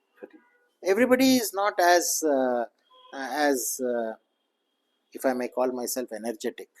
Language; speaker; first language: English; non-native, local second language; Kannada